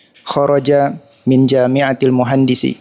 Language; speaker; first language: Arabic; non-native, learner; Russian